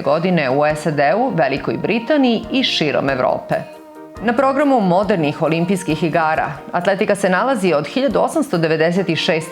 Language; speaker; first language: Serbian; native; Serbian